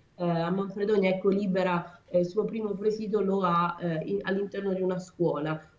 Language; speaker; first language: Italian; native; Italian